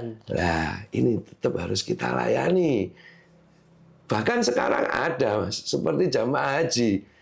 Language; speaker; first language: Indonesian; non-native, local second language; Javanese